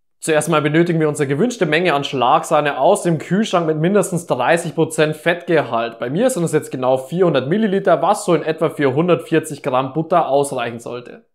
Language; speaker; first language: German; native; German